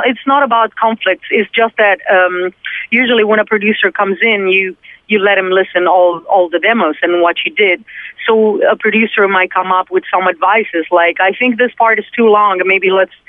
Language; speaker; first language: English; non-native, fluent; Italian